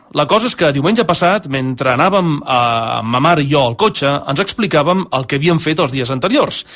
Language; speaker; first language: Catalan; native; Catalan